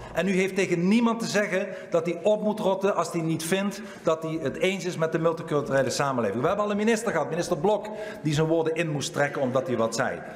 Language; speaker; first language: Dutch; native; Dutch